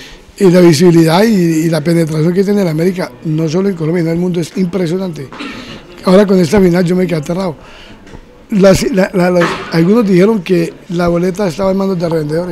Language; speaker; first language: Spanish; native; Spanish